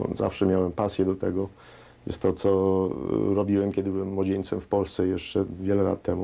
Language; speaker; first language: Polish; early bilingual, heritage; Polish